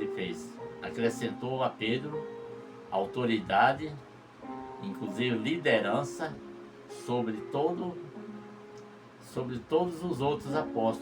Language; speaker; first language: Portuguese; native; Portuguese